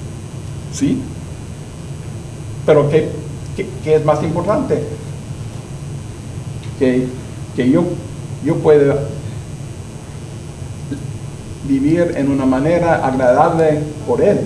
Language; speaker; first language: Spanish; non-native, learner; English